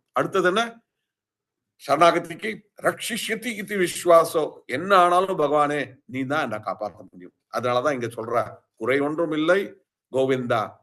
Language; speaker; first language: Tamil; early bilingual, heritage; Tamil